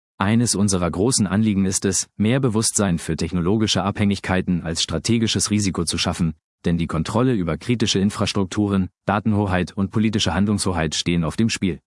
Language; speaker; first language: German; native; German